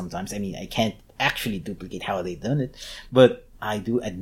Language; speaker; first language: English; non-native, local second language; Filipino